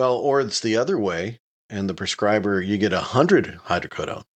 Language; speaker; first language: English; native; English